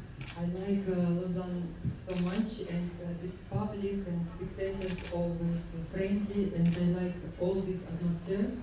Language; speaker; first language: English; non-native, learner; Russian